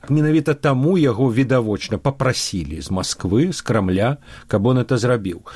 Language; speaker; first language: Belarusian; non-native, local second language; Russian